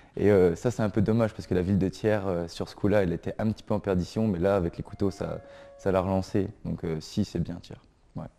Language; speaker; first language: French; native; French